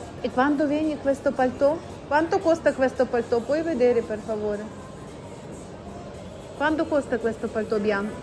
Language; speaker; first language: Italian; non-native, learner; Russian